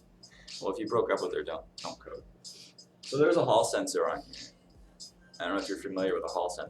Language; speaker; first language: English; native; English